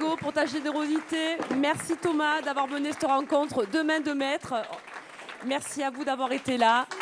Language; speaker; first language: French; native; French